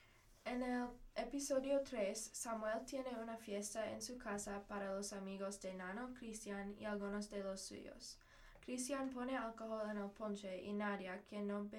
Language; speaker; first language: Spanish; non-native, learner; English